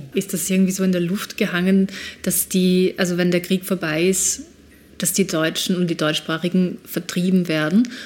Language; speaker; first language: German; native; German